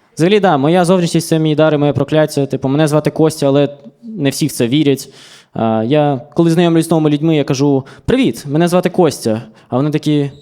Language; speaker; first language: Ukrainian; non-native, local second language; Russian